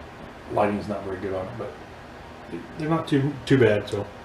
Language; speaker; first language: English; native; English